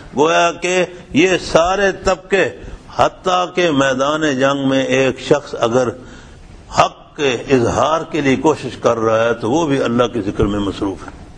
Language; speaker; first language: Urdu; non-native, local second language; Punjabi